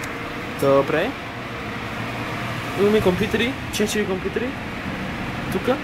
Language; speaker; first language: Bulgarian; early bilingual, heritage; Bulgarian